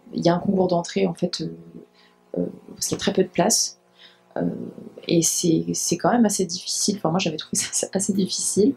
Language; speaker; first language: French; native; French